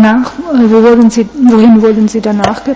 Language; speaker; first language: German; non-native, fluent; Italian